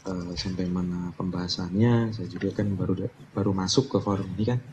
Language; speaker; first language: Indonesian; native; Indonesian